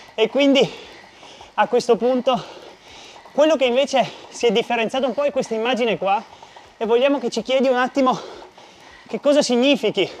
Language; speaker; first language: Italian; native; Italian